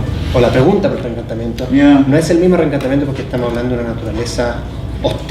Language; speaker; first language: Spanish; native; Spanish